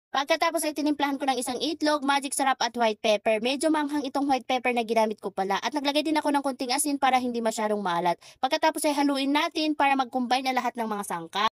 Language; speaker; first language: Filipino; native; Filipino